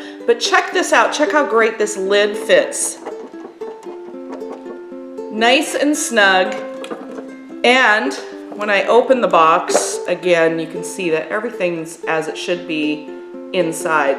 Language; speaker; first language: English; native; English